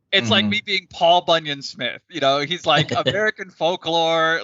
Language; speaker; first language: English; native; English